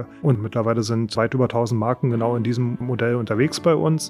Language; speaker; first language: German; native; German